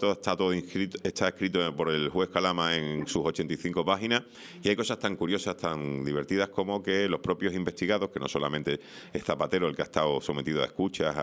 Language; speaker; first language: Spanish; native; Spanish